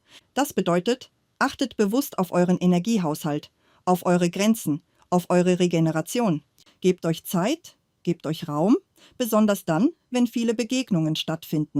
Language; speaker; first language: German; native; German